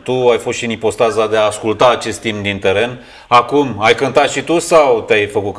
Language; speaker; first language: Romanian; native; Romanian